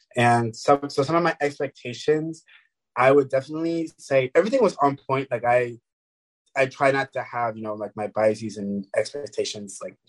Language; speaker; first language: English; early bilingual, other home language; French